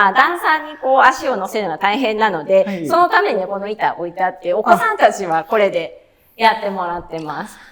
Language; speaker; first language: Japanese; native; Japanese